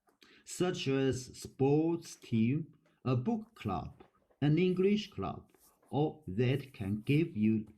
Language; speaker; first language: English; non-native, learner; Chinese